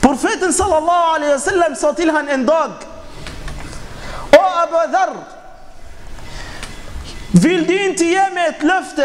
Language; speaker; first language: Swedish; non-native, fluent; Arabic